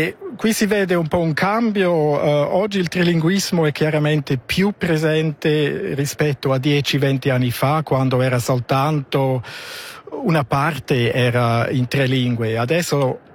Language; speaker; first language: Italian; non-native, fluent; Romansh